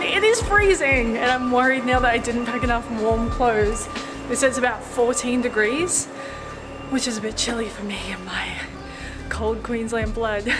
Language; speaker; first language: English; native; English